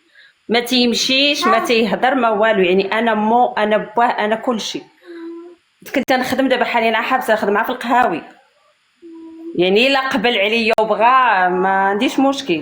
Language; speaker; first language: Arabic; native; Arabic